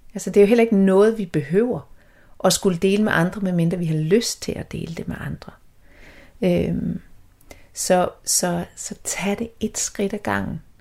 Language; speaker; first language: Danish; native; Danish